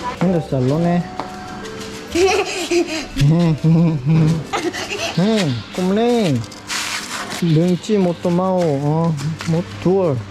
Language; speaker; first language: Korean; native; Korean